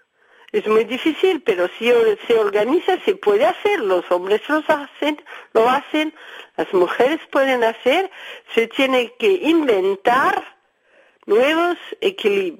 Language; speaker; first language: Spanish; early bilingual, heritage; Spanish